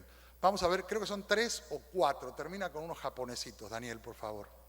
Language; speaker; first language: Spanish; native; Spanish